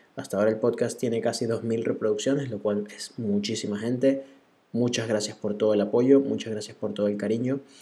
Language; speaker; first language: Spanish; native; Spanish